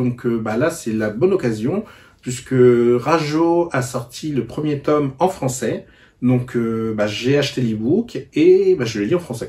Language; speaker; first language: French; native; French